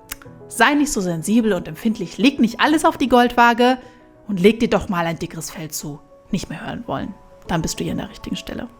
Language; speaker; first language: German; native; German